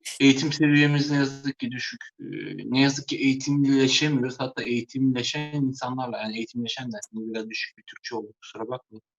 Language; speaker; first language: Turkish; native; Turkish